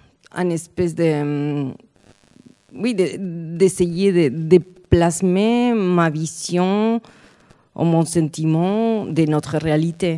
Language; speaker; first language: French; non-native, fluent; Spanish